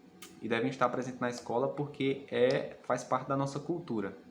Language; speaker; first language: Portuguese; native; Portuguese